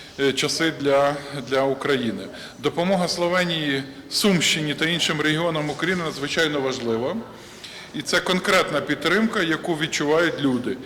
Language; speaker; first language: Ukrainian; native; Ukrainian